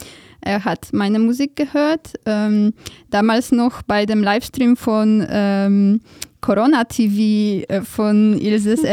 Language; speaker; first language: German; non-native, fluent; Polish